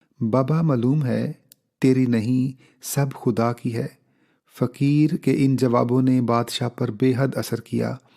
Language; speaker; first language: Urdu; native; Urdu